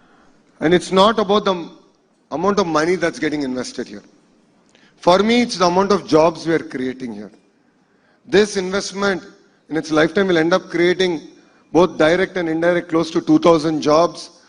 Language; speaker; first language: English; non-native, local second language; Telugu